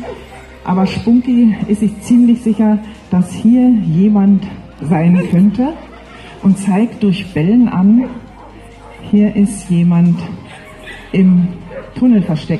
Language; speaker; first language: German; native; German